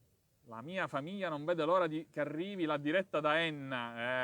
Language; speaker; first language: Italian; native; Italian